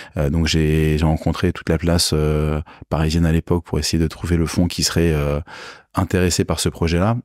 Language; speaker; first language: French; native; French